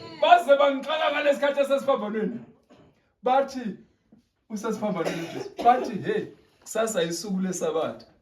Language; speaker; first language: Zulu; native; Zulu